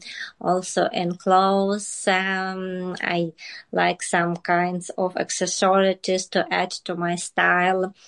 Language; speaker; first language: English; non-native, learner; Ukrainian